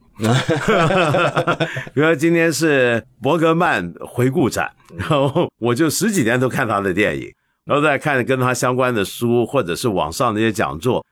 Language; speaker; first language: Chinese; non-native, local second language; Cantonese